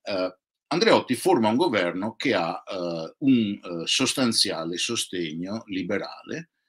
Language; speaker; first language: Italian; native; Italian